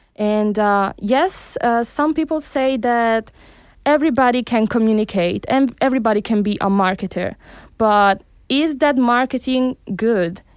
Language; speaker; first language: English; early bilingual, heritage; Spanish